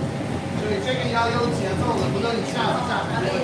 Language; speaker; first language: Chinese; non-native, fluent; English